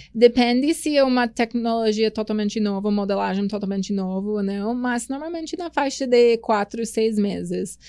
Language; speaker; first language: Portuguese; non-native, fluent; English